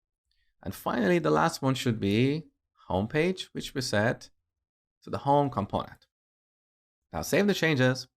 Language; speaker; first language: English; native; English